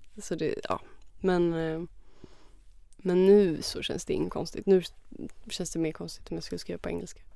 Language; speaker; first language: Swedish; native; Swedish